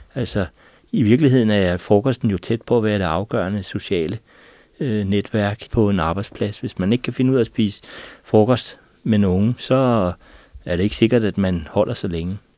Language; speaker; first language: Danish; native; Danish